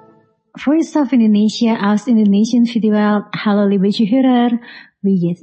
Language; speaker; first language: German; non-native, fluent; Indonesian